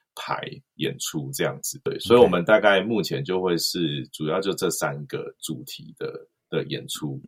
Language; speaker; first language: Chinese; native; Chinese